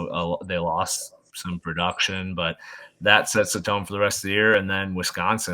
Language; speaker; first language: English; native; English